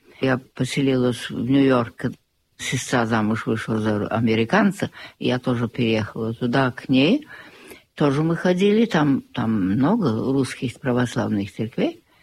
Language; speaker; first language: Russian; early bilingual, heritage; Russian